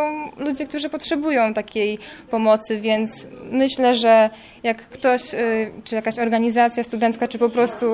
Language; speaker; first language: Polish; native; Polish